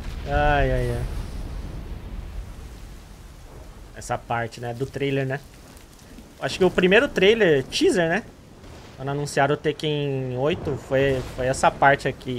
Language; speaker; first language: Portuguese; native; Portuguese